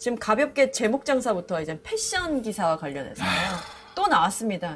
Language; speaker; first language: Korean; native; Korean